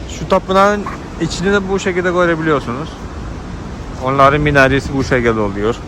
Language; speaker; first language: Turkish; non-native, fluent; Malayalam